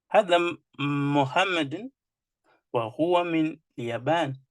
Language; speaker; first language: Arabic; non-native, fluent; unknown